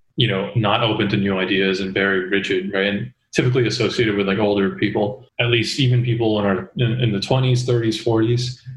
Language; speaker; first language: English; early bilingual, other home language; Korean